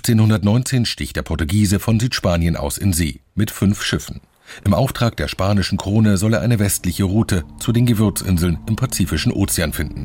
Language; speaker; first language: German; native; German